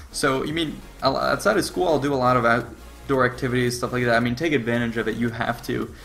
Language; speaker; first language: English; native; English